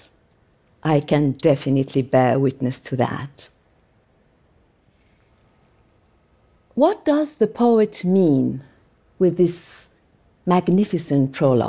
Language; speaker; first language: English; non-native, fluent; Persian